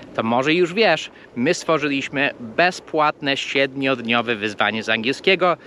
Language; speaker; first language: Polish; early bilingual, heritage; Polish